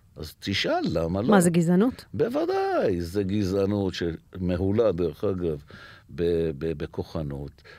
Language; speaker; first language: Hebrew; native; Hebrew